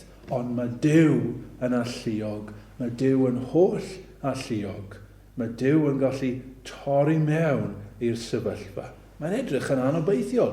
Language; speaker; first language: Welsh; native; Welsh